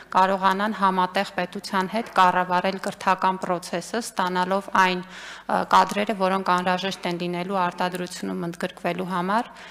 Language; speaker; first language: Armenian; native; Armenian